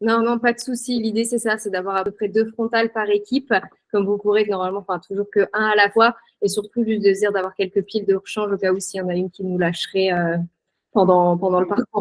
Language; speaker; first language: French; native; French